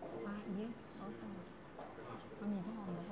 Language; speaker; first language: Russian; non-native, local second language; Tuvinian